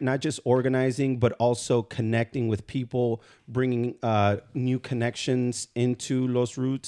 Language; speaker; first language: English; early bilingual, other home language; Spanish